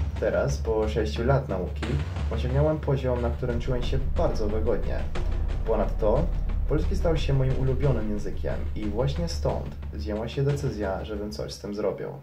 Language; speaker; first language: Polish; non-native, fluent; Croatian